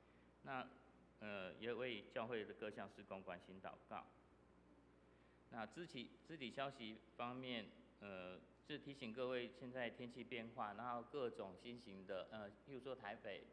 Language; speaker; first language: Chinese; native; Chinese